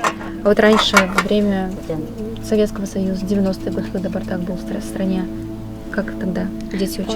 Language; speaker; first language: Russian; native; Russian